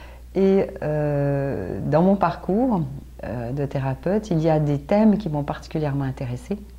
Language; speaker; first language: French; native; French